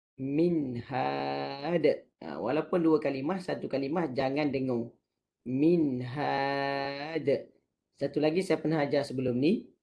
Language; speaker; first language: Malay; native; Malay